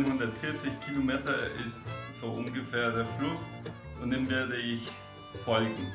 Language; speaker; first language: German; non-native, fluent; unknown